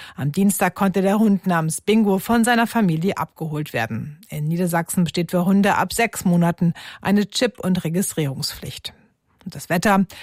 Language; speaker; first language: German; native; German